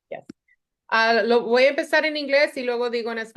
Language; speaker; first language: Spanish; early bilingual, other home language; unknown